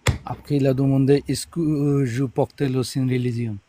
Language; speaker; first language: French; non-native, learner; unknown